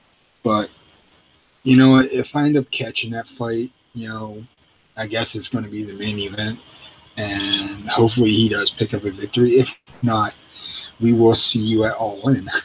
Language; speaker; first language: English; native; English